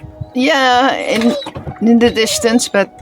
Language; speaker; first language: English; non-native, fluent; Dutch